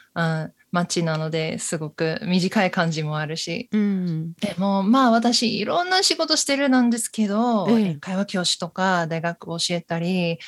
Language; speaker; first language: Japanese; non-native, fluent; English